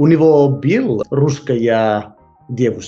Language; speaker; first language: Russian; non-native, learner; Spanish